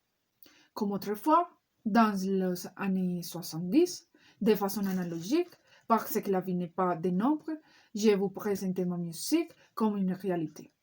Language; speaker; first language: French; non-native, learner; Spanish